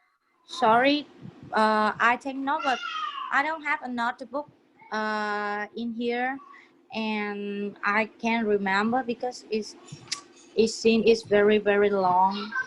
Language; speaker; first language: English; non-native, learner; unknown